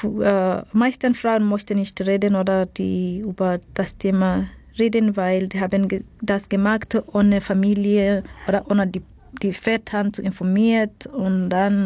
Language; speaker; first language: German; non-native, fluent; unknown